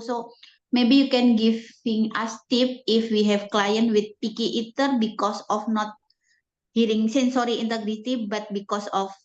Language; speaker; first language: English; non-native, learner; Indonesian